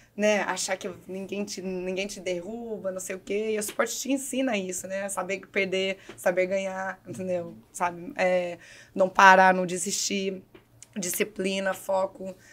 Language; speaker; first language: Portuguese; early bilingual, heritage; English